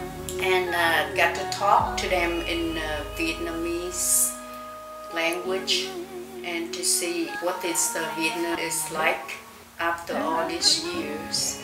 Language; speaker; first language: English; early bilingual, other home language; Vietnamese